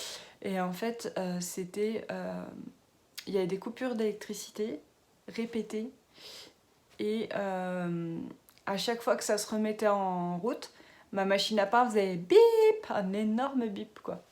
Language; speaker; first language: French; native; French